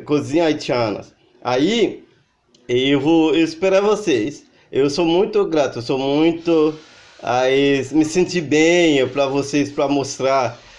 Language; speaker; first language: Portuguese; non-native, learner; Haitian Creole